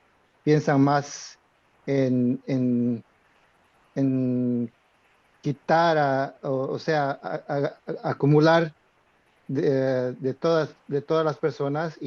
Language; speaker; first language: Spanish; non-native, fluent; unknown